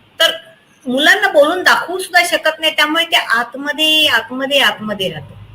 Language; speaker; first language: Marathi; native; Marathi